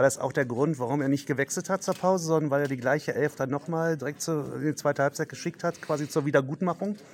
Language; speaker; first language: German; native; German